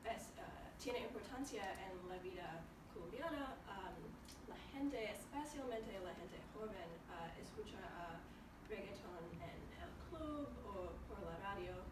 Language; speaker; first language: Spanish; non-native, learner; English